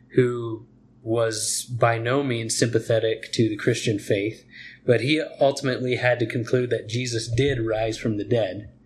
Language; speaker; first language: English; native; English